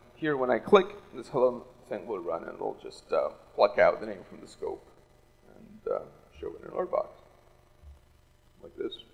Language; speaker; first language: English; non-native, fluent; Russian